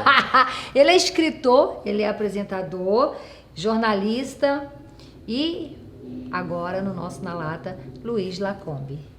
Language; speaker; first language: Portuguese; native; Portuguese